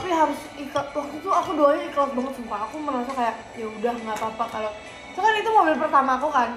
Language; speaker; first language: Indonesian; native; Indonesian